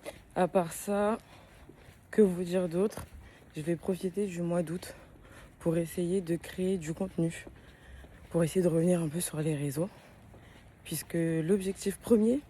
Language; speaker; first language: French; native; French